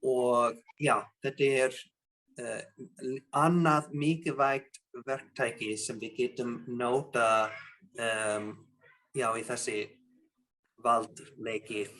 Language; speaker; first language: Icelandic; non-native, learner; English